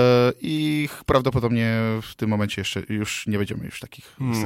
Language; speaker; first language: Polish; native; Polish